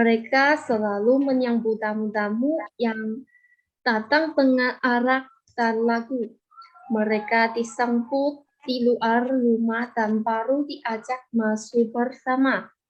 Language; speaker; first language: Indonesian; non-native, fluent; Chinese